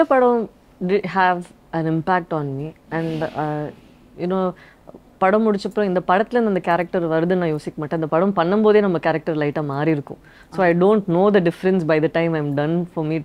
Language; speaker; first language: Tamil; non-native, local second language; Badaga